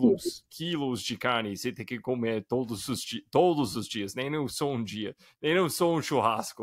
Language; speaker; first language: Portuguese; non-native, fluent; English